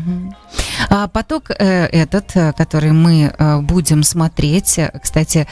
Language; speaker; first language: Russian; native; Russian